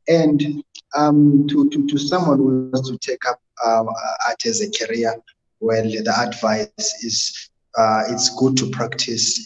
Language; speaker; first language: English; non-native, local second language; North Ndebele